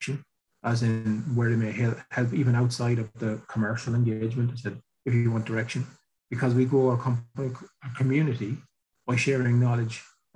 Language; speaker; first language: English; native; English